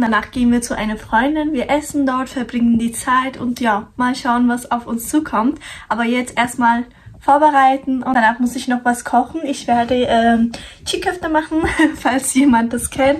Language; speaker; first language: German; early bilingual, other home language; Turkish